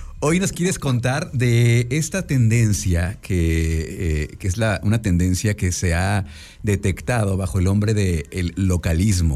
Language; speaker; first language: Spanish; native; Spanish